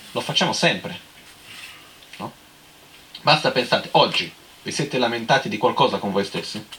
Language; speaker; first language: Italian; non-native, fluent; Portuguese